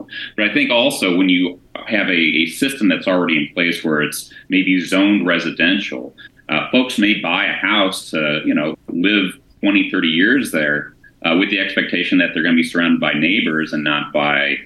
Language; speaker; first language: English; native; English